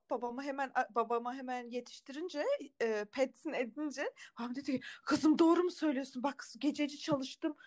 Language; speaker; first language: Turkish; early bilingual, heritage; Turkish